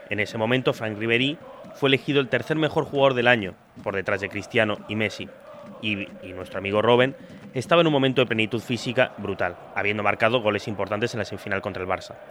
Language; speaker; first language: Spanish; native; Spanish